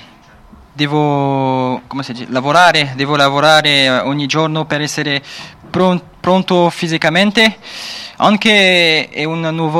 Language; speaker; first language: Italian; non-native, learner; French